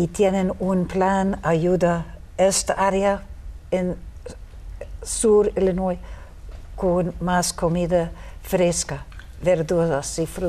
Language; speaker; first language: Spanish; non-native, learner; English